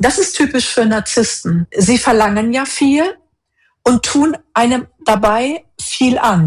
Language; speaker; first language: German; native; German